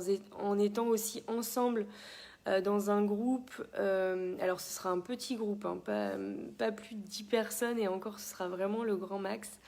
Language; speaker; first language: French; native; French